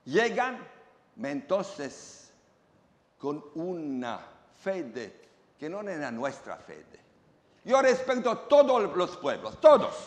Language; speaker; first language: Spanish; non-native, learner; Romanian